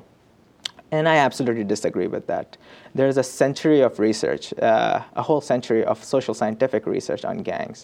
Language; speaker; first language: English; non-native, local second language; Urdu